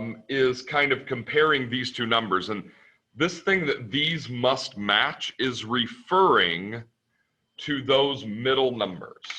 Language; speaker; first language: English; native; English